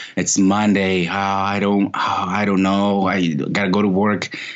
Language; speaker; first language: English; non-native, fluent; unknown